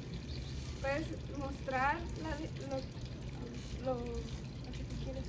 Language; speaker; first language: Spanish; early bilingual, heritage; Spanish